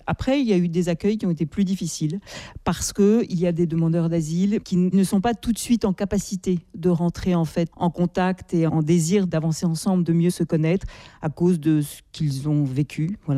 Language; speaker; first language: French; native; French